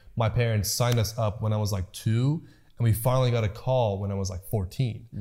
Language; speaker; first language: English; early bilingual, other home language; Persian